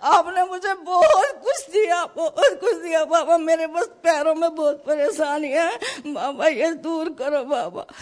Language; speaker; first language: Hindi; native; Hindi